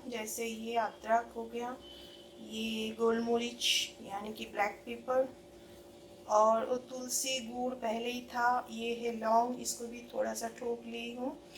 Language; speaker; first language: Hindi; non-native, local second language; Bangla